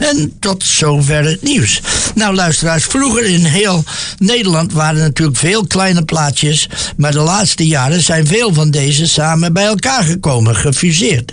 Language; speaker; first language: Dutch; native; Dutch